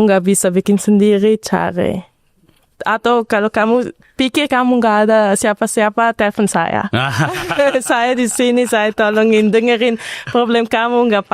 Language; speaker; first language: Indonesian; early bilingual, heritage; Indonesian